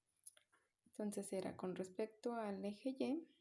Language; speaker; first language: Spanish; native; Spanish